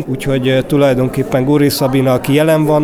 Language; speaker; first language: Hungarian; native; Hungarian